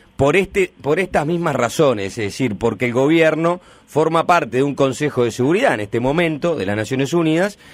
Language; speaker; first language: Spanish; native; Spanish